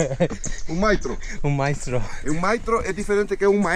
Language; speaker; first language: Spanish; native; Spanish